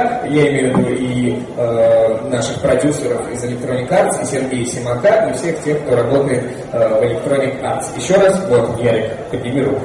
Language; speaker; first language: Russian; native; Russian